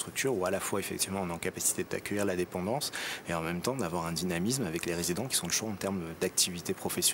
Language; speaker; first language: French; native; French